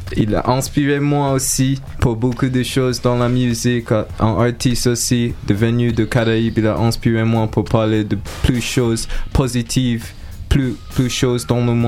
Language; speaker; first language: French; non-native, learner; English